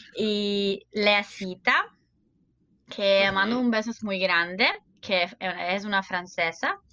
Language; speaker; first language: Spanish; non-native, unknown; Italian